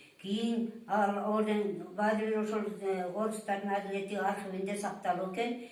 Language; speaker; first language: Kyrgyz; native; Kyrgyz